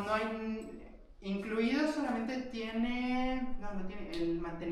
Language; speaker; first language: Spanish; native; Spanish